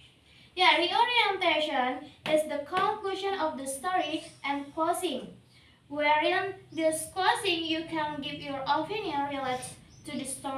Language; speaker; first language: English; non-native, learner; Indonesian